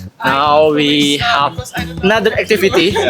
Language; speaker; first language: English; non-native, learner; Indonesian